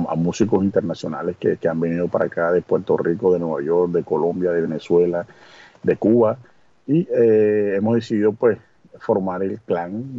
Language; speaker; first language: Spanish; native; Spanish